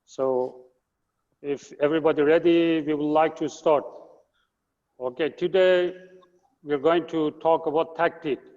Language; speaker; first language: English; non-native, fluent; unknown